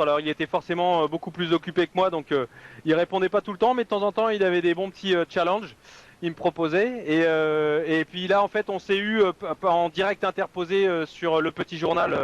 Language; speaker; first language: French; native; French